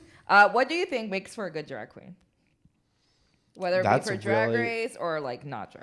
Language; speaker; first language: English; native; English